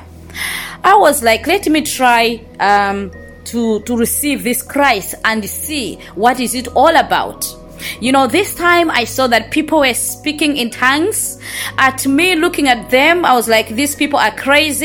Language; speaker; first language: English; non-native, local second language; Nyanja